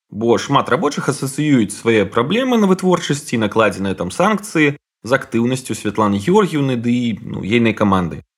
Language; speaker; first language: Belarusian; non-native, local second language; Russian